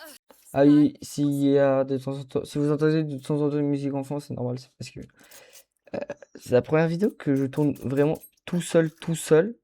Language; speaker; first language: French; native; French